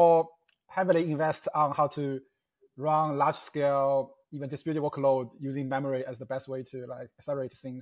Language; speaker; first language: English; non-native, fluent; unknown